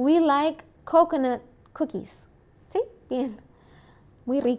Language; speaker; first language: Spanish; non-native, fluent; English